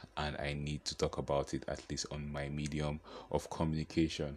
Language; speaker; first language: English; non-native, local second language; Yoruba